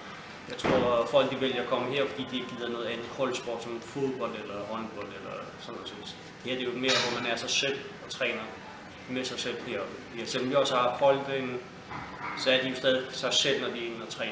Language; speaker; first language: Danish; native; Danish